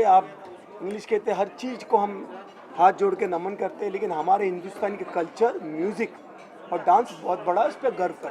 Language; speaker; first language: Hindi; native; Hindi